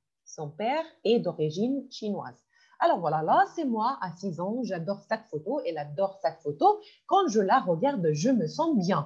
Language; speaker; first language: French; non-native, fluent; Arabic